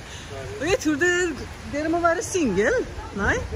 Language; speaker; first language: Norwegian; non-native, learner; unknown